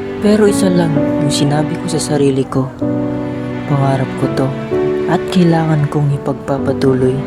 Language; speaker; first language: Filipino; non-native, local second language; Chavacano